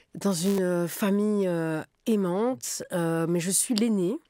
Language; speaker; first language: French; native; French